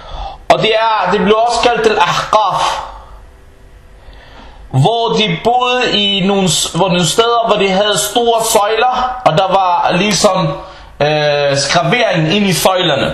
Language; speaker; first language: Danish; non-native, fluent; Arabic